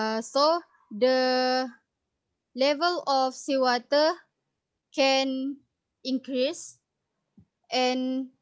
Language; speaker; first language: English; non-native, learner; Indonesian